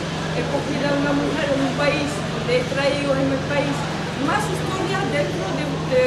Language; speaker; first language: Spanish; non-native, learner; French